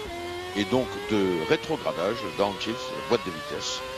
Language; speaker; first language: French; native; French